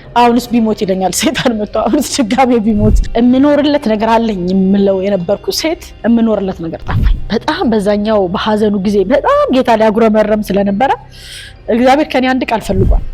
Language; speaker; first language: Amharic; native; Amharic